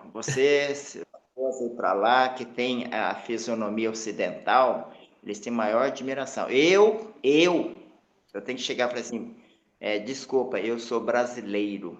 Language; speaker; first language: Portuguese; native; Portuguese